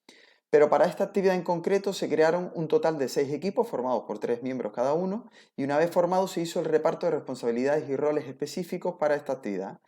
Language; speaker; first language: Spanish; native; Spanish